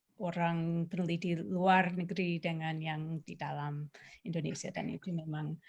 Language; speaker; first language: Indonesian; non-native, fluent; English